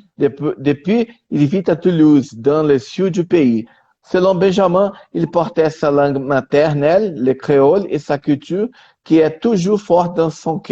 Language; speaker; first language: French; non-native, learner; Portuguese